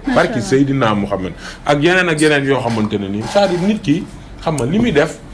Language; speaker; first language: Wolof; native; Wolof